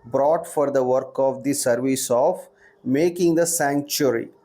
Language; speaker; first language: English; non-native, local second language; Telugu